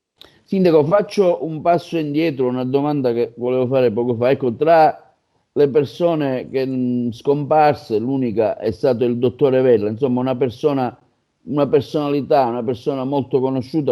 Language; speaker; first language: Italian; native; Italian